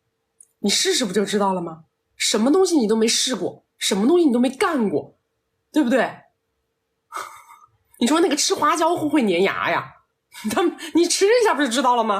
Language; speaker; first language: Chinese; native; Chinese